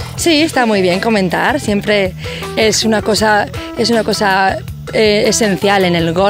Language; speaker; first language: Spanish; native; Spanish